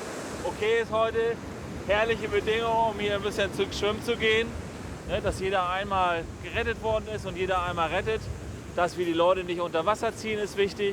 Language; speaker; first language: German; native; German